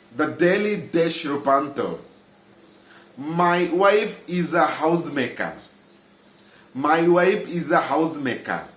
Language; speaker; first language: English; non-native, local second language; Bangla